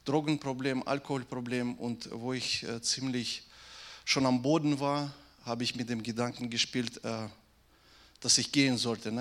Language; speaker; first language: German; non-native, fluent; Russian